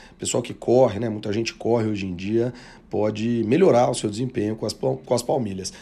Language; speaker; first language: Portuguese; native; Portuguese